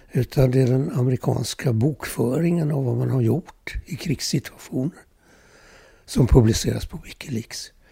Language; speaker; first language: Swedish; early bilingual, other home language; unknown